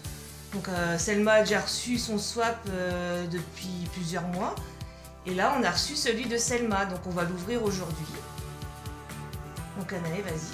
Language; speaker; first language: French; native; French